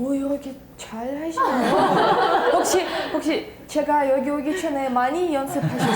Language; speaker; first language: Korean; non-native, fluent; Russian